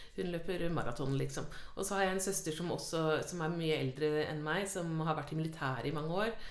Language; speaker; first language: Norwegian; native; Norwegian